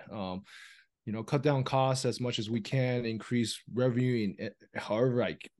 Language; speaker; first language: English; early bilingual, other home language; Chinese